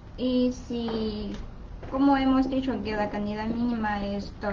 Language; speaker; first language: Spanish; non-native, learner; Chinese